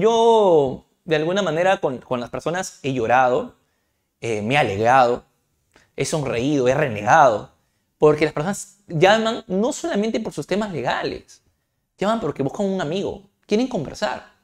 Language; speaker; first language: Spanish; native; Spanish